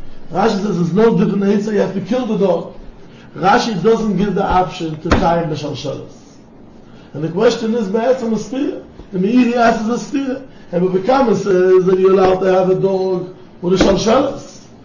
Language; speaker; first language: English; non-native, fluent; Hebrew